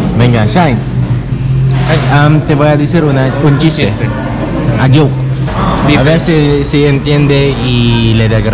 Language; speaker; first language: Spanish; non-native, learner; Filipino